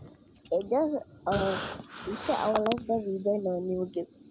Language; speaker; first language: English; non-native, local second language; Malay